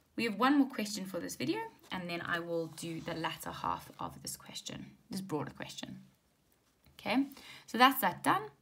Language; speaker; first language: English; native; English